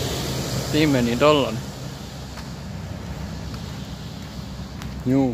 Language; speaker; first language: Finnish; native; Finnish